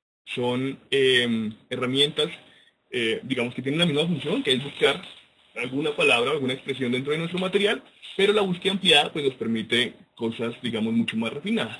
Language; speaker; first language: Spanish; native; Spanish